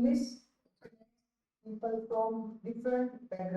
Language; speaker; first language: English; non-native, learner; Hindi